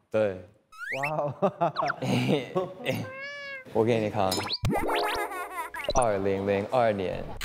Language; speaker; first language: Chinese; non-native, learner; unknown